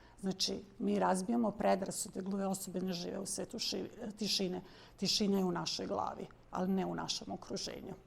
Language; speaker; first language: Bosnian; non-native, local second language; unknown